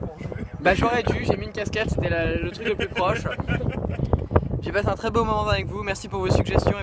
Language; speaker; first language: French; native; French